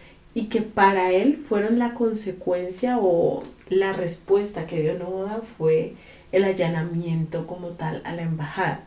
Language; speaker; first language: Spanish; native; Spanish